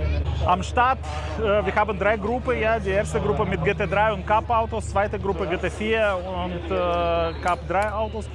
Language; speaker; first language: German; non-native, learner; Russian